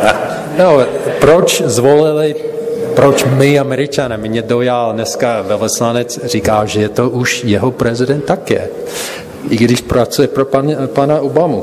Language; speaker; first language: Czech; non-native, fluent; English